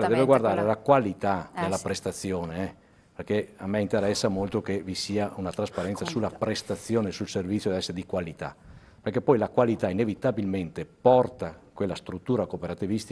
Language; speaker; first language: Italian; native; Italian